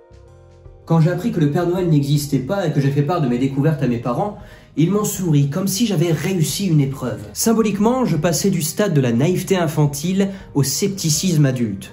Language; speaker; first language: French; native; French